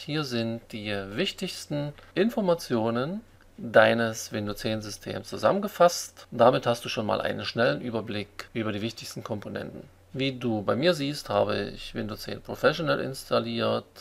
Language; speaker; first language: German; native; German